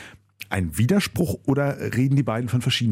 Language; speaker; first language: German; native; German